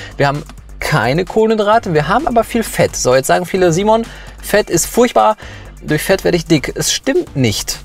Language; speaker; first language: German; early bilingual, other home language; Polish